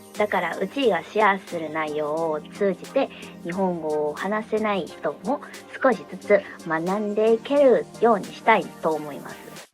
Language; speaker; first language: Japanese; non-native, fluent; Indonesian